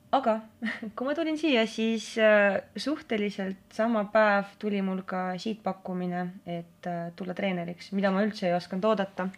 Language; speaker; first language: Estonian; non-native, local second language; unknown